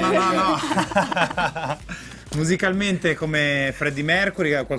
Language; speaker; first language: Italian; native; Italian